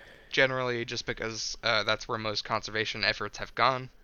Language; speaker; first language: English; native; English